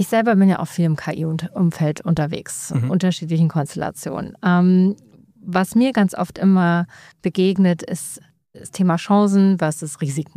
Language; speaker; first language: German; native; German